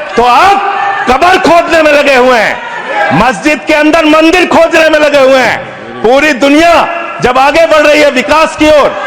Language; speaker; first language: Hindi; native; Hindi